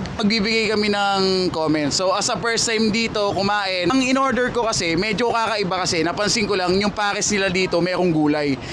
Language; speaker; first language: Filipino; native; Filipino